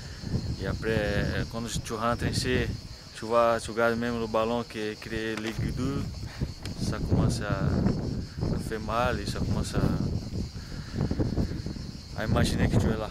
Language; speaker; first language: French; non-native, fluent; Portuguese